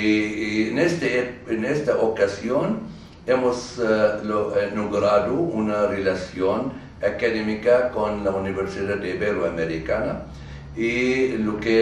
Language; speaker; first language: Spanish; non-native, fluent; Arabic